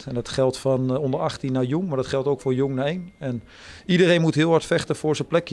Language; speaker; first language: Dutch; native; Dutch